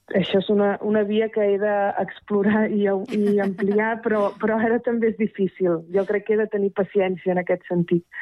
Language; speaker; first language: Catalan; native; Catalan